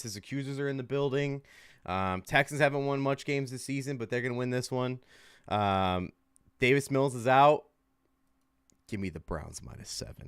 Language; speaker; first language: English; native; English